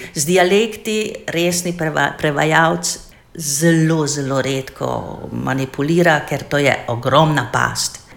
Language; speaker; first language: Slovenian; non-native, fluent; Hungarian